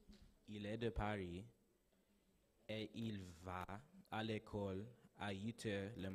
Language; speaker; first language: French; non-native, learner; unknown